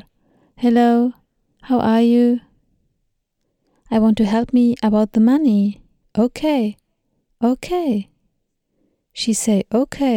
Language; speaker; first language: English; non-native, learner; Thai